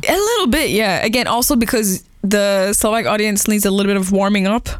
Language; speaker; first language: English; non-native, fluent; Persian